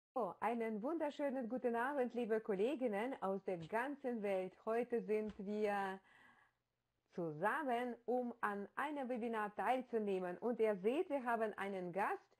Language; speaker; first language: German; non-native, fluent; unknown